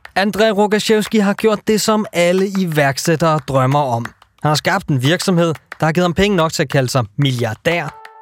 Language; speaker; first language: Danish; native; Danish